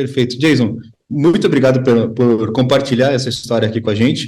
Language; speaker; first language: Portuguese; native; Portuguese